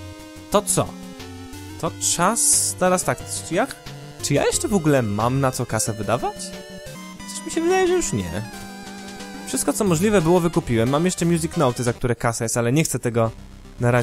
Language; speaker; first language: Polish; native; Polish